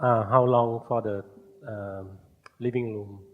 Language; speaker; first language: English; non-native, fluent; Thai